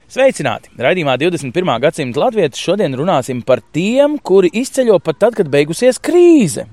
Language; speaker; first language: Latvian; native; Latvian